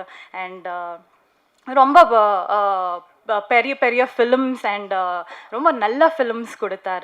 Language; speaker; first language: Tamil; non-native, learner; Kannada